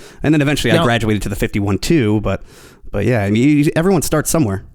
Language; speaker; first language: English; native; English